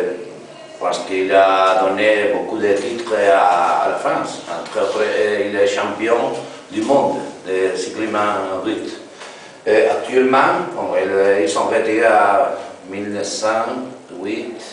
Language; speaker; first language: French; non-native, learner; Spanish